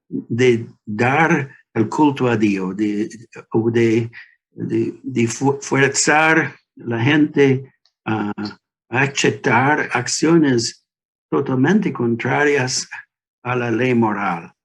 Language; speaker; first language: Spanish; non-native, learner; English